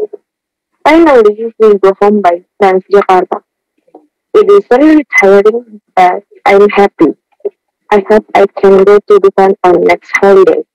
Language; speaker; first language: English; non-native, learner; Indonesian